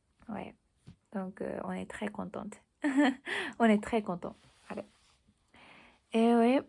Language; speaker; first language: French; non-native, learner; Japanese